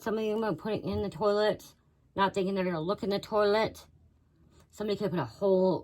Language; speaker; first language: English; native; English